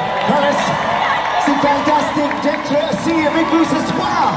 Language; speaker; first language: French; non-native, learner; English